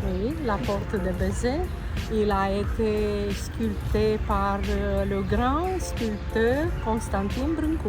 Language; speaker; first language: French; non-native, learner; Romanian